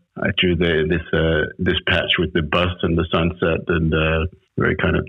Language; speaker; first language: English; non-native, fluent; Danish